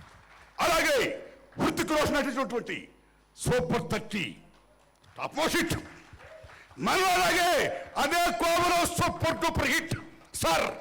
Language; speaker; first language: Telugu; native; Telugu